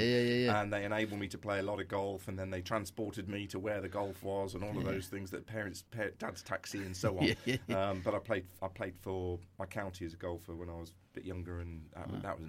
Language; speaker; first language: English; native; English